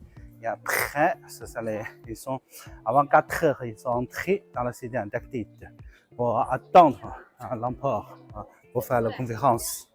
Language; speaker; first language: French; non-native, learner; Chinese